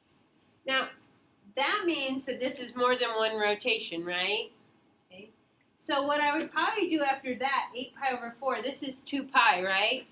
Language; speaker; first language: English; native; English